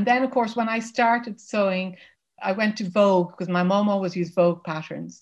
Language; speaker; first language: English; native; English